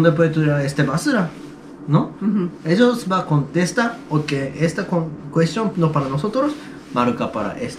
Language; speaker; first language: Spanish; non-native, learner; Japanese